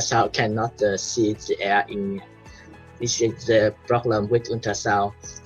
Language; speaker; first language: English; non-native, learner; Vietnamese